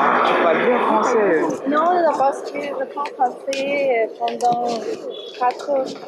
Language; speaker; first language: French; non-native, learner; Russian